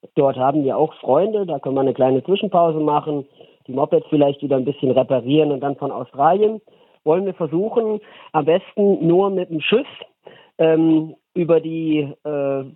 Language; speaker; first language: German; native; German